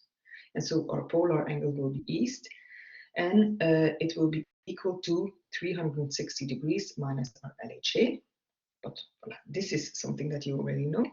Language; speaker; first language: English; non-native, fluent; Dutch